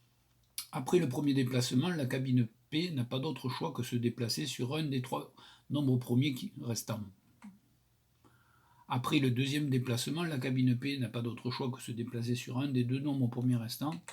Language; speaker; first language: French; native; French